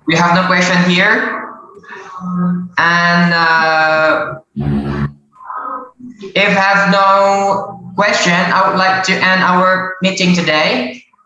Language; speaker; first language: English; non-native, learner; Indonesian